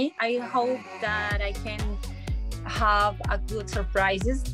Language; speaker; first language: English; non-native, learner; Spanish